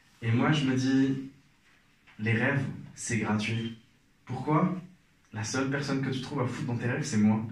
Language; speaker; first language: French; non-native, local second language; Arabic